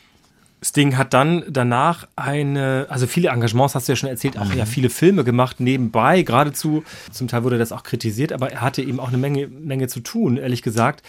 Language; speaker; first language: German; native; German